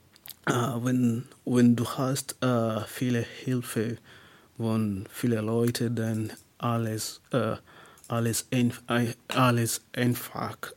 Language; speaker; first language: German; non-native, learner; English